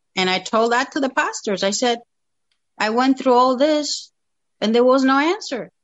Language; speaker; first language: English; non-native, fluent; Spanish